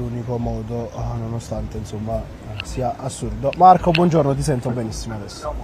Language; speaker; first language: Italian; native; Italian